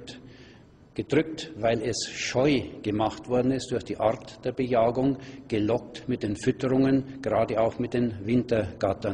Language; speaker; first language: German; native; German